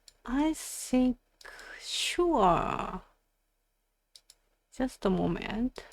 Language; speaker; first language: English; non-native, learner; Japanese